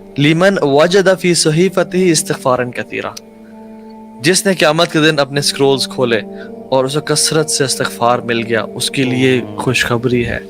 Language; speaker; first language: Urdu; early bilingual, heritage; Urdu